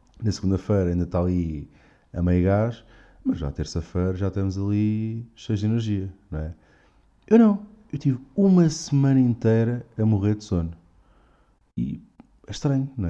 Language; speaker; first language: Portuguese; native; Portuguese